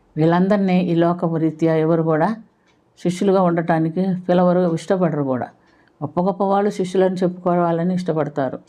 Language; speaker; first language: Telugu; non-native, fluent; Malayalam